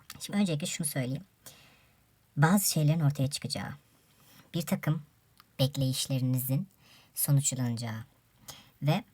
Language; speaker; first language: Turkish; native; Turkish